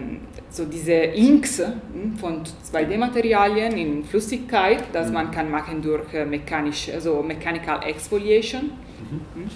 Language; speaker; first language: German; non-native, learner; Italian